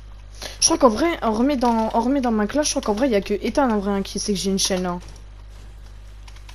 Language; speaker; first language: French; native; French